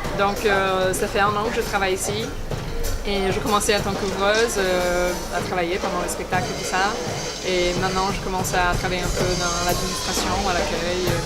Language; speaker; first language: French; non-native, fluent; Portuguese